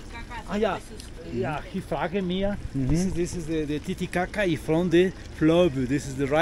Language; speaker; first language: German; non-native, learner; Spanish